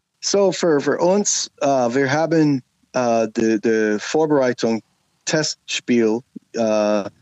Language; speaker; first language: German; non-native, learner; English